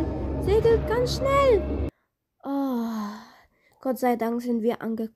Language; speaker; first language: German; non-native, fluent; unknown